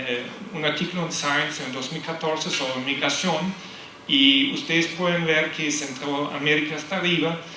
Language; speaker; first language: Spanish; non-native, fluent; German